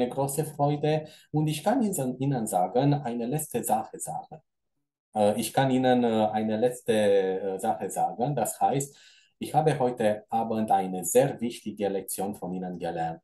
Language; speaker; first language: German; non-native, fluent; Romanian